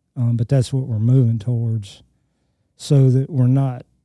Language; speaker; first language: English; native; English